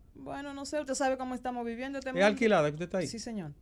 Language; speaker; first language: Spanish; native; Spanish